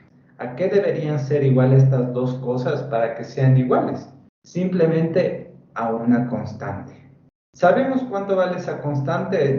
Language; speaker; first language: Spanish; native; Spanish